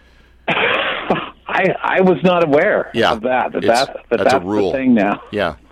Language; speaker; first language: English; native; English